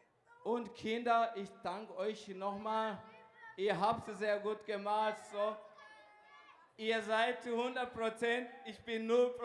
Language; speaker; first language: German; non-native, fluent; Kinyarwanda